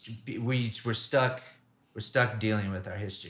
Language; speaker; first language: English; native; English